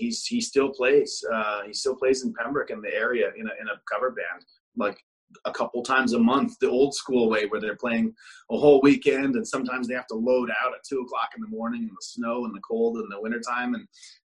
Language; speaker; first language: English; native; English